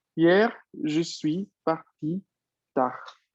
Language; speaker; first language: French; non-native, fluent; Spanish